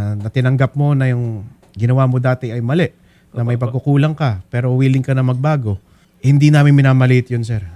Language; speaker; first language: Filipino; native; Filipino